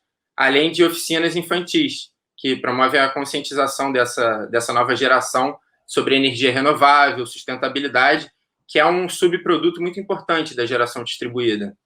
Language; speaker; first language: Portuguese; native; Portuguese